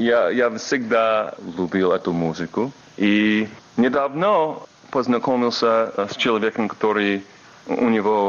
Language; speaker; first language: Russian; non-native, learner; English